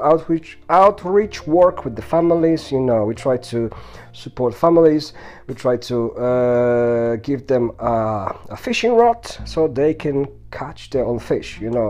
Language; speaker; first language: English; non-native, fluent; Polish